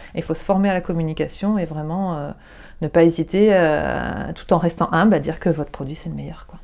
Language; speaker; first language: French; native; French